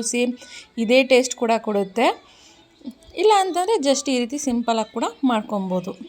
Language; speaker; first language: Kannada; native; Kannada